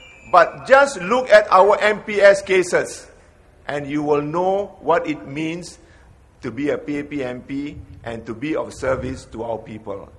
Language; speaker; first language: English; non-native, local second language; Malay